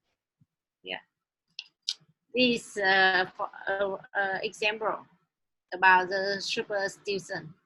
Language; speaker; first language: English; non-native, learner; Vietnamese